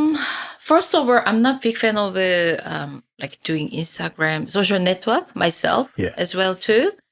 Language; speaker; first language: English; non-native, fluent; Korean